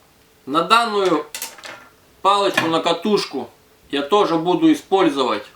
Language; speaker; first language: Russian; native; Russian